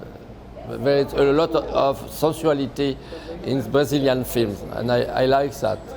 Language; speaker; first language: English; non-native, fluent; French